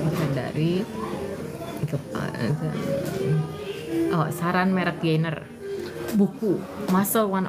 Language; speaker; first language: Indonesian; native; Indonesian